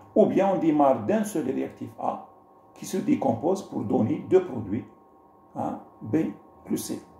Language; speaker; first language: French; non-native, local second language; Arabic